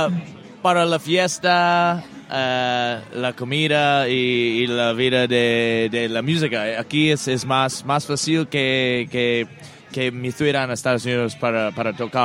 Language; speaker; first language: Spanish; non-native, learner; English